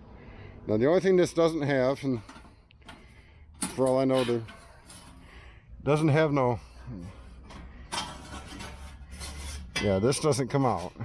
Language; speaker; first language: English; native; English